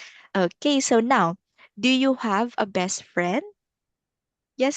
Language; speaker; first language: English; non-native, local second language; Filipino